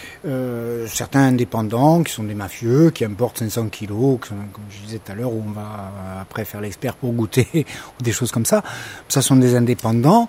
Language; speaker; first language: French; native; French